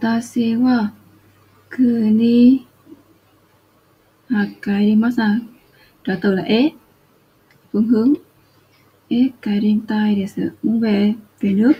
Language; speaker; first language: Japanese; non-native, fluent; Vietnamese